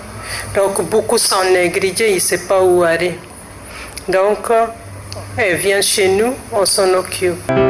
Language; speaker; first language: French; non-native, fluent; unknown